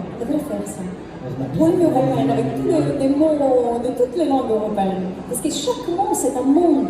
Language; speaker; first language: French; non-native, fluent; Italian